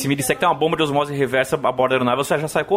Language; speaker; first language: Portuguese; native; Portuguese